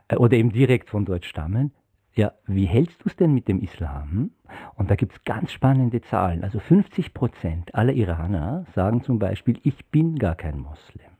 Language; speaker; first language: German; non-native, fluent; Persian